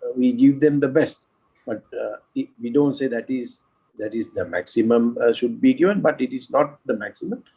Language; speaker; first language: English; non-native, local second language; Sinhala